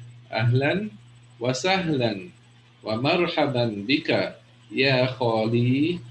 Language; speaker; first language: Arabic; non-native, fluent; English